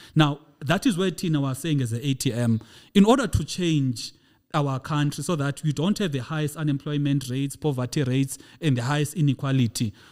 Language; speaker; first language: English; non-native, local second language; Xhosa